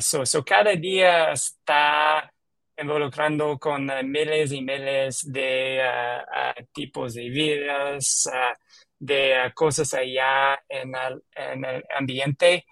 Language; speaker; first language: Spanish; non-native, learner; English